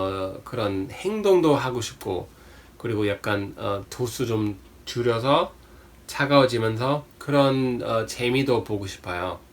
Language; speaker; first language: Korean; non-native, fluent; English